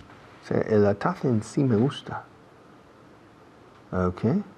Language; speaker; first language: Spanish; non-native, fluent; English